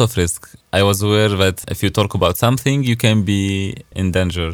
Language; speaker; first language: English; non-native, fluent; Arabic